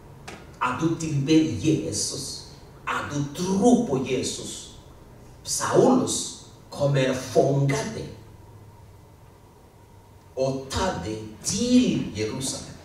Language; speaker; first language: Swedish; non-native, fluent; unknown